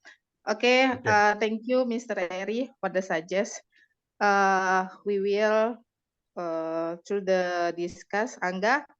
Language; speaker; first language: English; non-native, learner; Indonesian